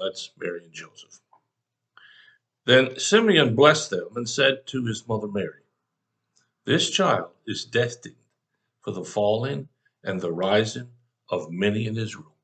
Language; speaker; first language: English; native; English